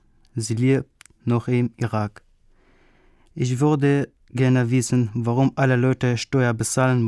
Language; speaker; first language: German; non-native, learner; Arabic